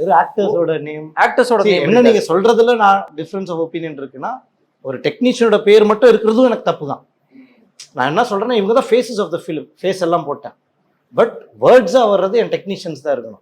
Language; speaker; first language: Tamil; native; Tamil